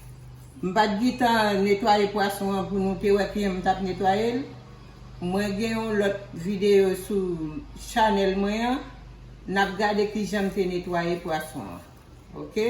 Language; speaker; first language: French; non-native, learner; Haitian Creole